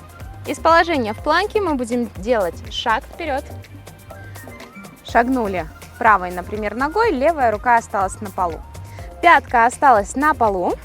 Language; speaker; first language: Russian; native; Russian